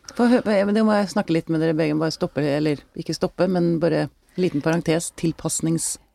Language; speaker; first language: Norwegian; native; Norwegian